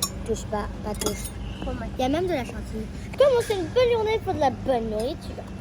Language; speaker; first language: French; early bilingual, heritage; French